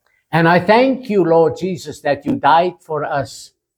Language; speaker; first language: English; non-native, local second language; Afrikaans